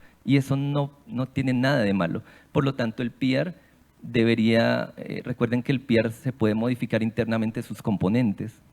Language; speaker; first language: Spanish; native; Spanish